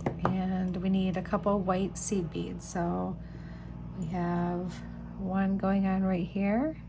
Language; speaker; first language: English; native; English